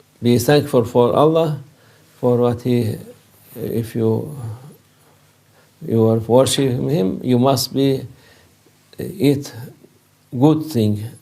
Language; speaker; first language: English; non-native, learner; Turkish